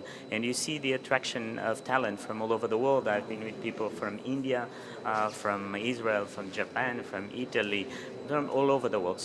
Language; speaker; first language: English; non-native, fluent; Portuguese